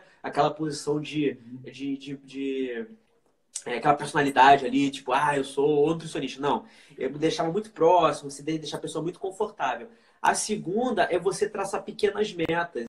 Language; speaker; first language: Portuguese; native; Portuguese